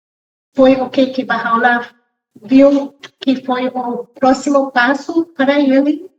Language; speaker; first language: Portuguese; non-native, fluent; English